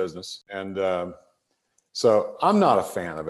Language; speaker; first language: English; native; English